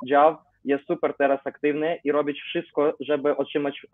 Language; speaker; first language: Polish; non-native, learner; Ukrainian